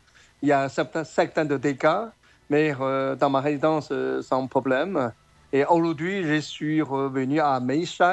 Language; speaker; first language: French; non-native, learner; Chinese